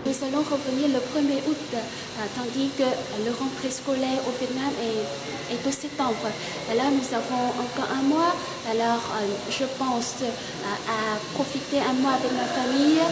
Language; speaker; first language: French; non-native, fluent; Vietnamese